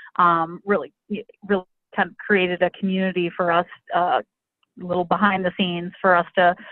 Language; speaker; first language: English; native; English